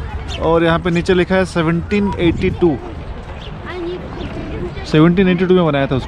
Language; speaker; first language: Hindi; non-native, local second language; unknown